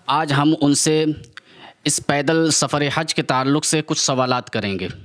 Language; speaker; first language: Hindi; native; Hindi